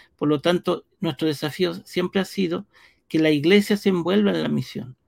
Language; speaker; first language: Spanish; early bilingual, heritage; Spanish